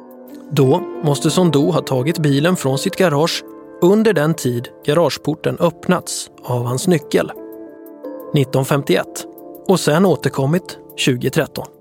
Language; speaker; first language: Swedish; native; Swedish